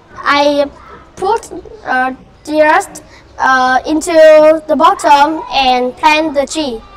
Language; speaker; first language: English; non-native, fluent; Vietnamese